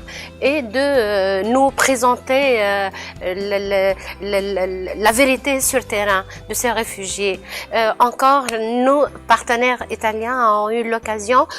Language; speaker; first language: French; non-native, local second language; Arabic